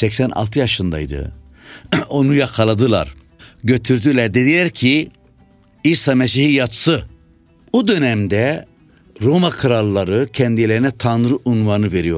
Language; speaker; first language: Turkish; non-native, local second language; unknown